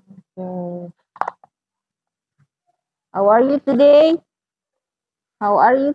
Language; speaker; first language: English; non-native, local second language; Indonesian